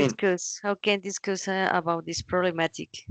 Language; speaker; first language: English; non-native, learner; Spanish